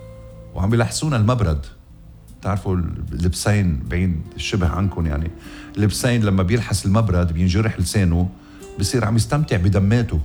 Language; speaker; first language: Arabic; native; Arabic